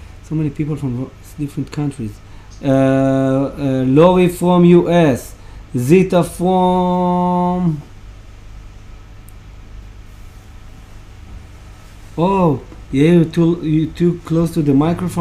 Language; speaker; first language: English; non-native, fluent; Hebrew